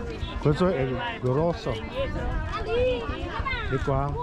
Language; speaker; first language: Italian; non-native, learner; Vietnamese